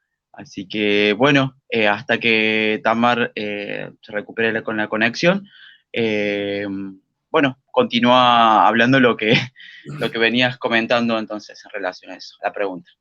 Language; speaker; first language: Spanish; native; Spanish